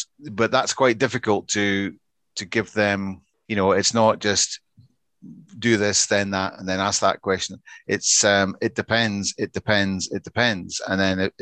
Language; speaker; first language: English; native; English